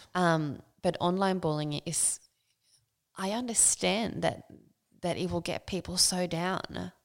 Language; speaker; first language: English; non-native, fluent; Swedish